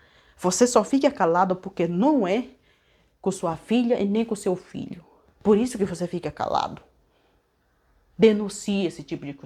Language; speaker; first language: Portuguese; non-native, local second language; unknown